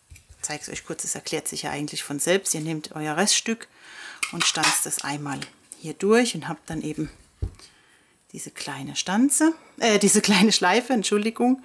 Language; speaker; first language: German; native; German